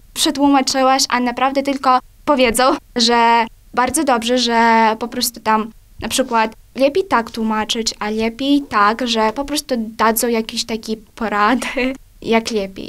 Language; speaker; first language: Polish; non-native, fluent; Ukrainian